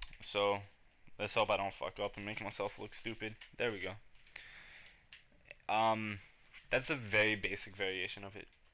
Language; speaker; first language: English; native; English